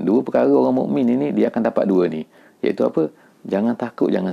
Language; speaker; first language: Malay; native; Malay